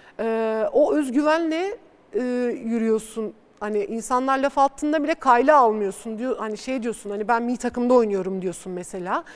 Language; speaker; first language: Turkish; early bilingual, other home language; Bulgarian